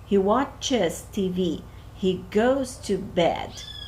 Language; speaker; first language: English; non-native, fluent; Portuguese